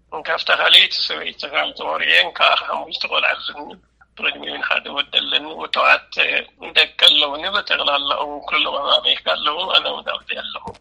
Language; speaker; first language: Tigrinya; non-native, local second language; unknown